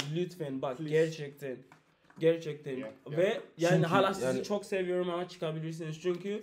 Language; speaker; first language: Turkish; non-native, learner; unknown